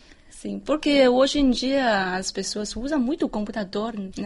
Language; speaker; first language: Portuguese; non-native, fluent; Chinese